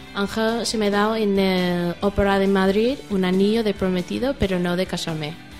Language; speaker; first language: Spanish; non-native, learner; English